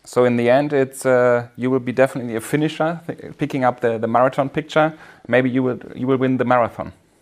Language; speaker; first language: English; non-native, fluent; German